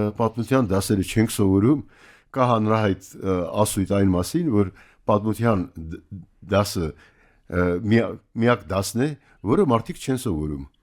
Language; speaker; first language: Armenian; native; Armenian